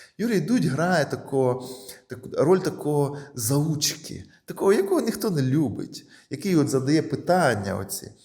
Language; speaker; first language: Ukrainian; non-native, local second language; Russian